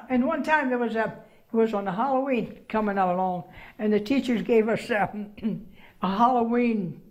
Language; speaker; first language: English; native; English